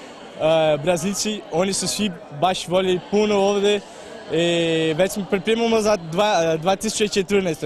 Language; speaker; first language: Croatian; early bilingual, heritage; Portuguese